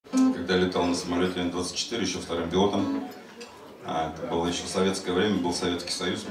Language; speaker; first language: Russian; native; Russian